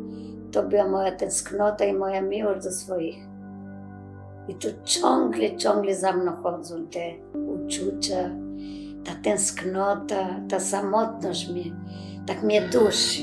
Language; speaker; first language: Polish; early bilingual, other home language; Macedonian